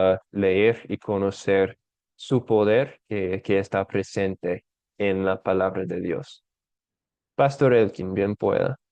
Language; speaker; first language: Spanish; non-native, fluent; English